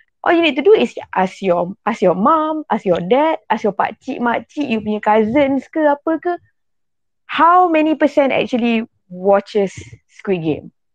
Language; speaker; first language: English; non-native, local second language; Malay